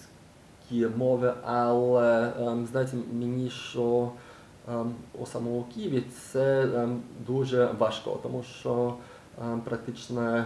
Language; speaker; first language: Ukrainian; non-native, learner; English